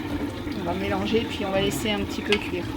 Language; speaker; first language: French; native; French